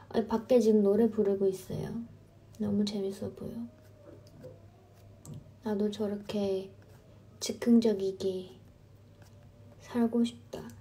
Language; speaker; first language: Korean; non-native, fluent; Chinese